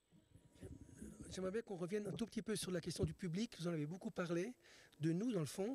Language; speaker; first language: French; native; French